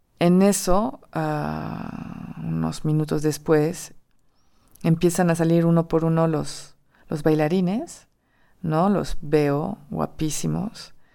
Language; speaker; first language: Spanish; non-native, fluent; French